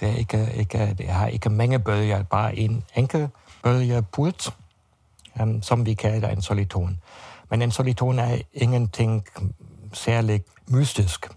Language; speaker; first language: Danish; non-native, fluent; German